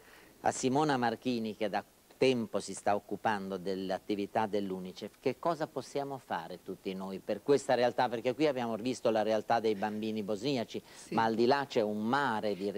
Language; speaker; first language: Italian; native; Italian